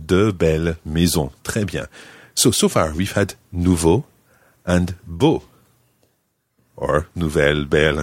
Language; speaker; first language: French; non-native, fluent; English